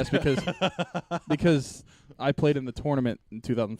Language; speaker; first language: English; native; English